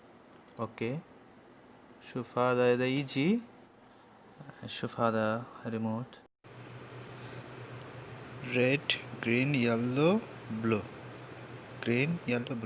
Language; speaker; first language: Arabic; non-native, learner; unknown